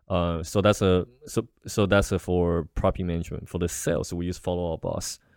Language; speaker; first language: English; non-native, fluent; Chinese